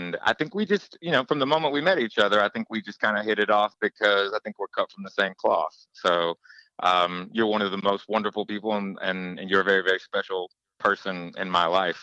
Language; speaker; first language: English; native; English